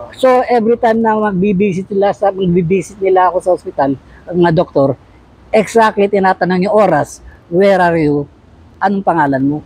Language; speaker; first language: Filipino; native; Filipino